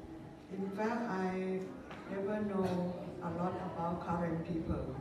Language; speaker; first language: English; non-native, learner; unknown